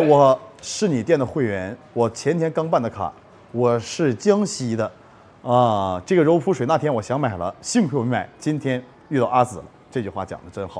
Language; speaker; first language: Chinese; native; Chinese